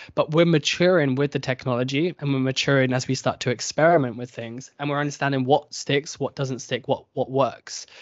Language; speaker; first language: English; native; English